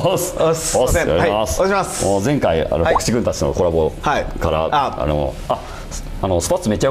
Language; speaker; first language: Japanese; native; Japanese